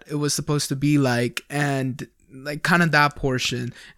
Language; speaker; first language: English; early bilingual, other home language; Punjabi